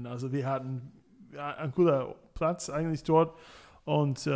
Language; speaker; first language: German; non-native, fluent; English